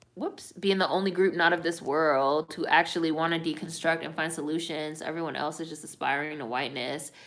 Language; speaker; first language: English; native; English